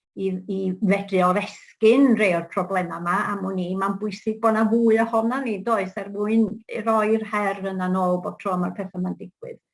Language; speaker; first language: Welsh; native; Welsh